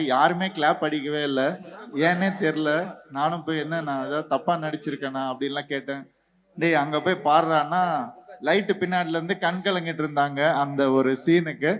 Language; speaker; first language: Tamil; native; Tamil